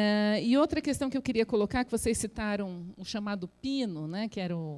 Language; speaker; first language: Portuguese; native; Portuguese